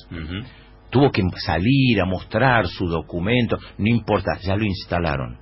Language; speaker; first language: Spanish; native; Spanish